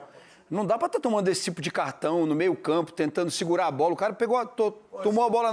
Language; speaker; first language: Portuguese; native; Portuguese